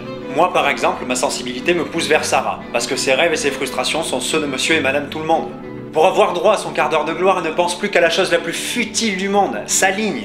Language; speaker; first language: French; native; French